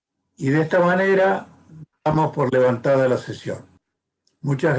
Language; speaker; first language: Spanish; native; Spanish